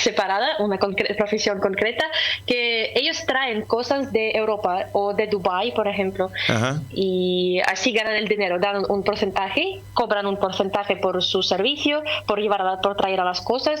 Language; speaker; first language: Spanish; non-native, fluent; Russian